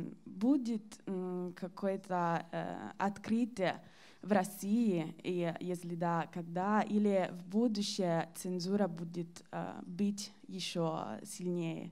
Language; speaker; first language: Russian; non-native, learner; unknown